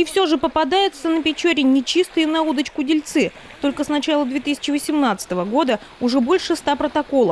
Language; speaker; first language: Russian; native; Russian